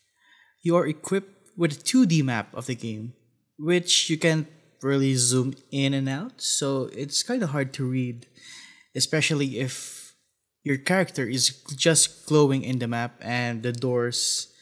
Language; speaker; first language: English; non-native, fluent; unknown